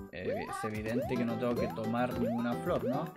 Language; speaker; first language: Spanish; native; Spanish